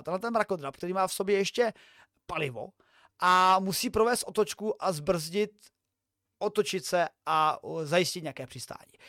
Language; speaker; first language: Czech; native; Czech